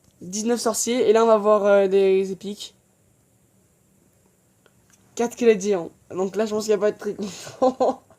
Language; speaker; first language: French; native; French